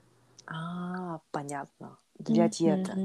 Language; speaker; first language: Russian; non-native, learner; Korean